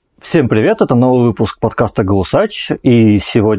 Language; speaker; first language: Russian; native; Russian